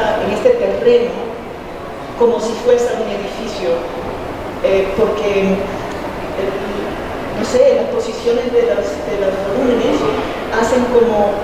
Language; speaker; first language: Spanish; early bilingual, heritage; Spanish